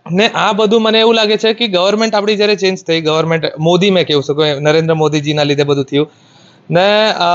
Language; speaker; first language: Gujarati; non-native, local second language; Marathi